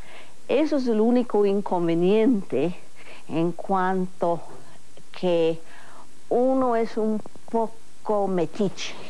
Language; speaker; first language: Spanish; non-native, fluent; English